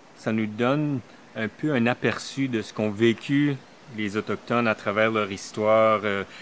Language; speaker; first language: French; native; French